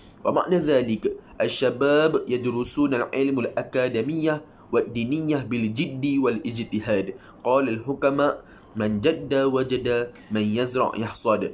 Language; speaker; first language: Arabic; non-native, learner; Malay